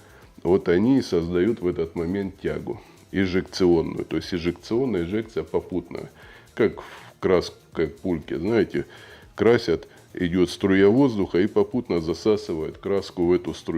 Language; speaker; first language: Russian; native; Russian